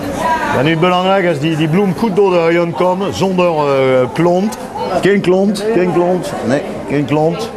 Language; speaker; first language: Dutch; non-native, fluent; French